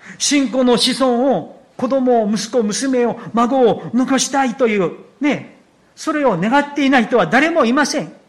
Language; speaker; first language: Japanese; non-native, fluent; Korean